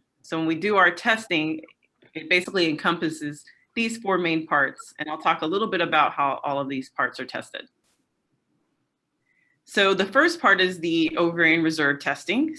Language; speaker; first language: English; native; English